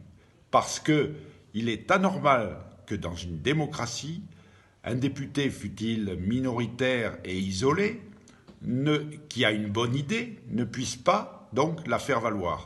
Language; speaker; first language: French; native; French